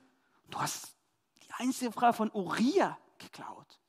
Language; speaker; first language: German; non-native, learner; Spanish